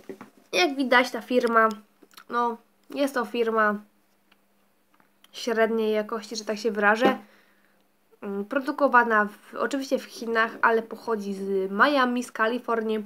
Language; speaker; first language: Polish; native; Polish